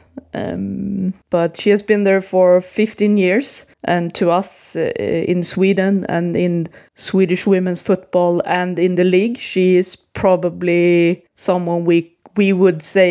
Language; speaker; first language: English; non-native, fluent; Swedish